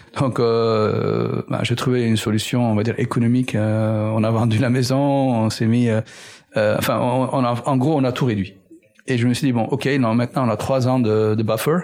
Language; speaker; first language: French; native; French